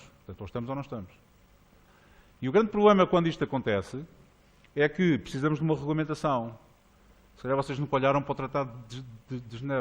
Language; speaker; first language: Portuguese; native; Portuguese